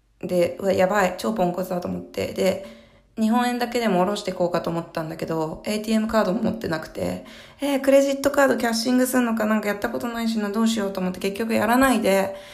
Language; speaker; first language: Japanese; early bilingual, heritage; Japanese